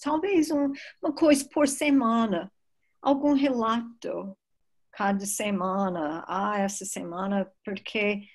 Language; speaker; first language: Portuguese; non-native, fluent; English